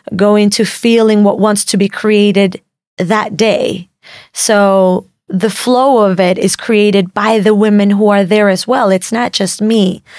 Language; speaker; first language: English; non-native, fluent; Spanish